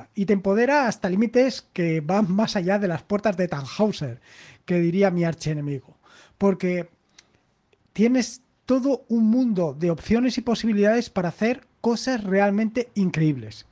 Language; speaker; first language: Spanish; native; Spanish